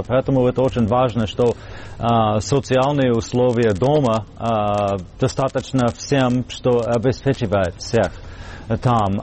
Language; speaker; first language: Russian; non-native, fluent; English